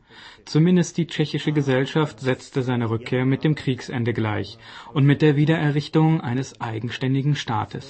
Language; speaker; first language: German; native; German